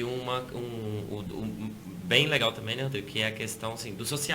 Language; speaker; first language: Portuguese; native; Portuguese